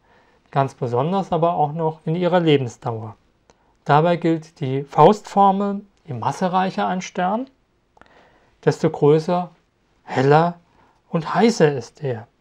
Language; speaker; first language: German; native; German